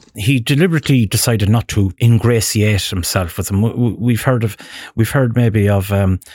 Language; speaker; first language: English; native; English